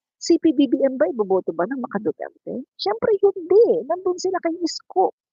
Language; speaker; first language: Filipino; non-native, local second language; Cebuano